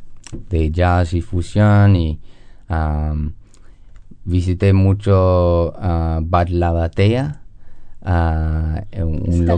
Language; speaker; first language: Spanish; non-native, learner; English